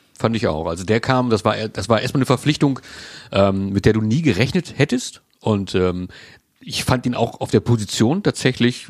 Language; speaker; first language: German; native; German